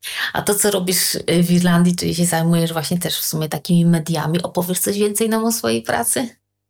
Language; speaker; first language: Polish; native; Polish